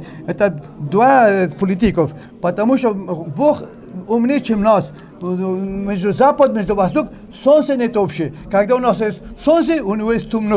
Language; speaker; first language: Russian; non-native, learner; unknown